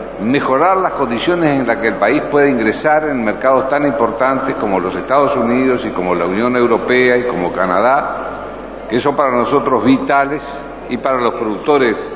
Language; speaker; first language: Spanish; native; Spanish